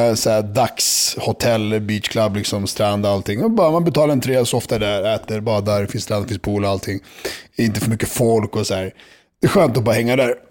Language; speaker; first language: Swedish; early bilingual, other home language; Serbian